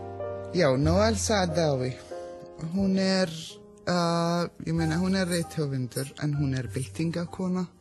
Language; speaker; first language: Icelandic; non-native, learner; Arabic